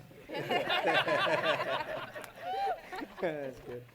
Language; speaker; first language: English; native; English